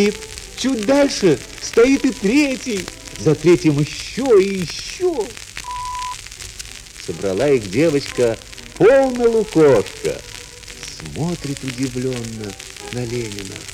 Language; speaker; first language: Russian; native; Russian